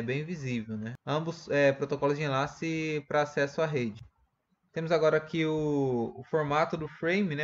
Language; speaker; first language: Portuguese; native; Portuguese